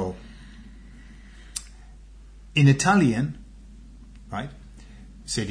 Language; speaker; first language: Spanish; non-native, fluent; English